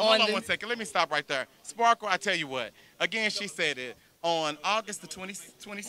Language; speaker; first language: English; native; English